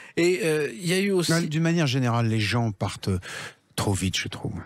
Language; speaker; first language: French; native; French